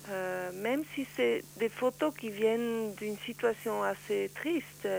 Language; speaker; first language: French; non-native, learner; Swiss German